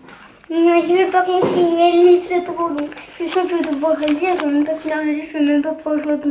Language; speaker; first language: French; native; French